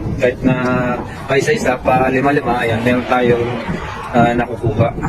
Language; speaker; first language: Filipino; non-native, local second language; Pampanga